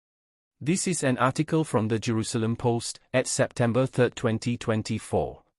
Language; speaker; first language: English; non-native, fluent; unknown